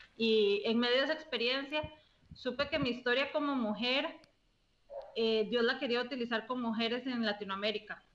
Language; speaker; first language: Spanish; native; Spanish